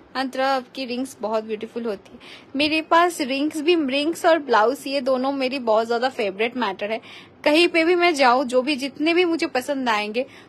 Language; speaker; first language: Hindi; non-native, local second language; Bangla